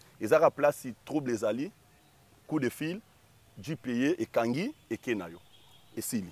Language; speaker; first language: Lingala; native; Lingala